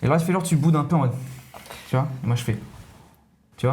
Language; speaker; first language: French; native; French